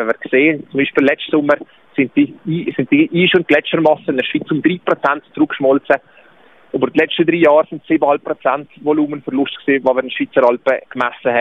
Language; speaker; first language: German; native; German